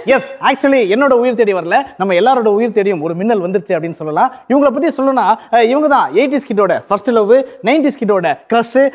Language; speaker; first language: Tamil; native; Tamil